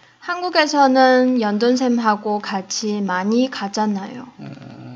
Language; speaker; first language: Korean; non-native, fluent; Chinese